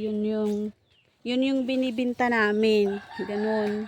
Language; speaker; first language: Filipino; native; Filipino